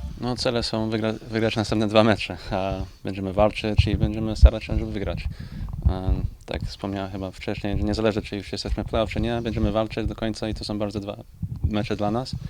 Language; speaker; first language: Polish; non-native, fluent; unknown